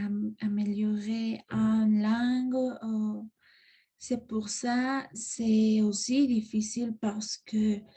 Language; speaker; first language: French; non-native, learner; Spanish